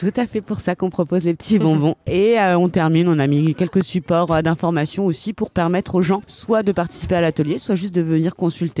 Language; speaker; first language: French; native; French